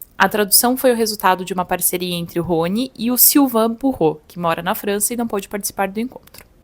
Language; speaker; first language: Portuguese; native; Portuguese